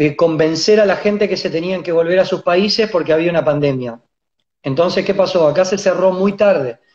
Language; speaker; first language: Spanish; native; Spanish